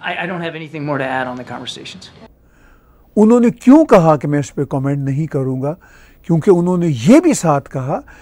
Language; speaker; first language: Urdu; non-native, local second language; Punjabi